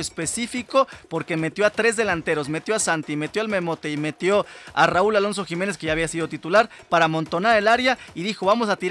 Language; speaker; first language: Spanish; native; Spanish